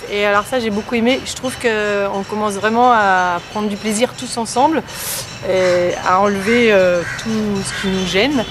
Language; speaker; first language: French; native; French